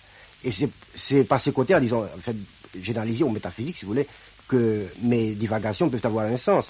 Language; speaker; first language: French; non-native, fluent; Romanian